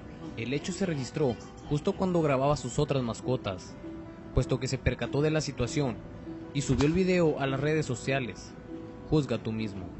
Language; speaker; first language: Spanish; native; Spanish